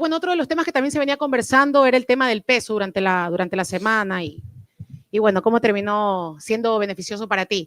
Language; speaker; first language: Spanish; native; Spanish